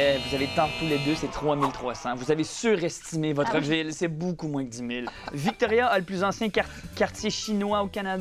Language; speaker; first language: French; native; French